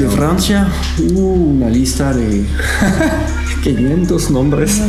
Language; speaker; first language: Spanish; non-native, learner; French